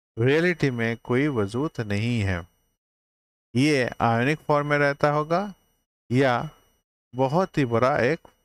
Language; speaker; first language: Hindi; native; Hindi